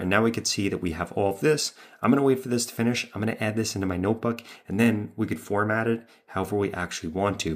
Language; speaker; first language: English; native; English